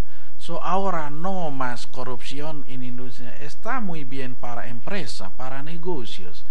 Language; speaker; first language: Spanish; non-native, learner; Indonesian